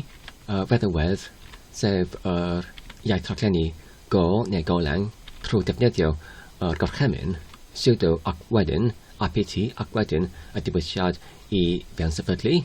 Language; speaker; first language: Welsh; non-native, fluent; English